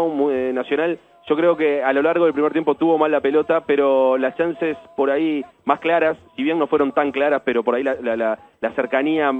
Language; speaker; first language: Spanish; native; Spanish